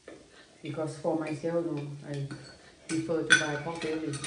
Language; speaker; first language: English; non-native, learner; Thai